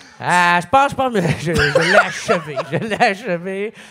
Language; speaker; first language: French; native; French